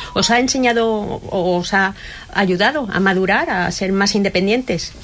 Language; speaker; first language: Spanish; native; Spanish